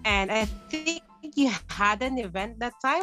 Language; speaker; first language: English; non-native, local second language; Cebuano